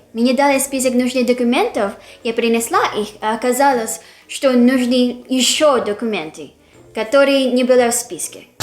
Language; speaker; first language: Russian; non-native, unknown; Filipino